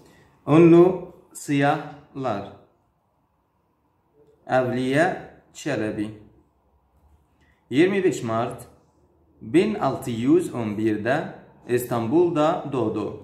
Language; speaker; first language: Turkish; non-native, learner; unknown